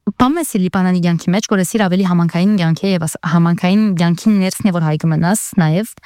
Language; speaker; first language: Armenian; early bilingual, heritage; Armenian